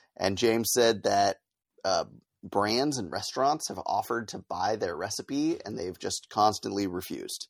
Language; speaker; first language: English; native; English